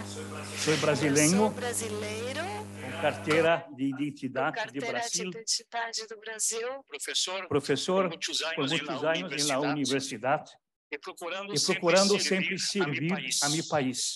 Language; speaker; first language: Portuguese; early bilingual, other home language; German